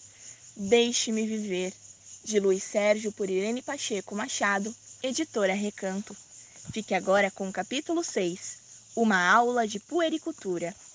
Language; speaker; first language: Portuguese; native; Portuguese